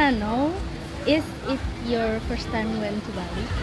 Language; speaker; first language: English; non-native, learner; Indonesian